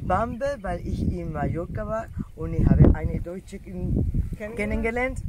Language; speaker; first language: German; non-native, learner; Spanish